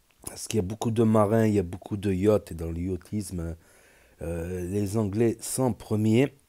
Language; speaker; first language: French; native; French